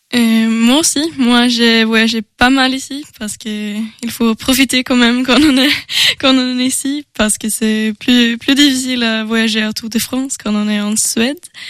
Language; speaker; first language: French; non-native, learner; Swedish